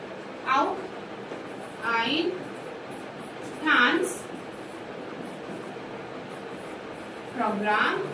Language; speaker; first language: German; non-native, fluent; Hindi